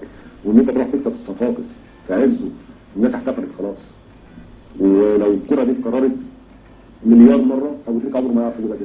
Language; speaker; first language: Arabic; native; Arabic